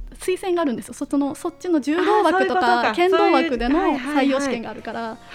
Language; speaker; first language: Japanese; native; Japanese